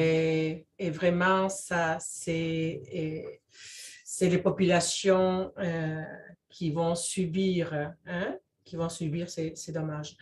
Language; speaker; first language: French; non-native, fluent; Spanish